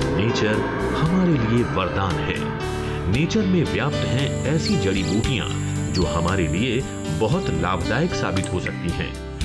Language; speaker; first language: Hindi; native; Hindi